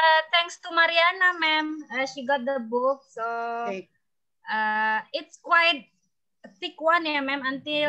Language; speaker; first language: English; non-native, learner; Indonesian